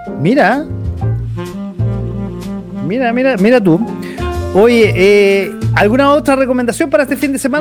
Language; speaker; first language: Spanish; native; Spanish